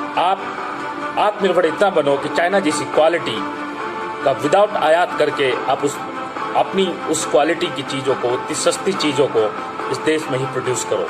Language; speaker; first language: Hindi; native; Hindi